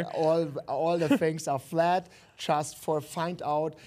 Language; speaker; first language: English; non-native, learner; German